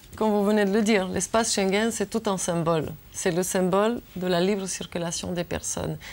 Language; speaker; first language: French; non-native, fluent; Bulgarian